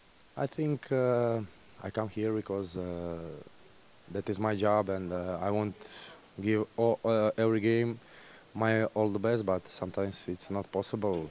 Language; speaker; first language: English; non-native, learner; Croatian